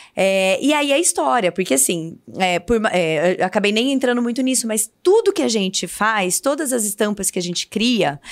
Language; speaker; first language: Portuguese; native; Portuguese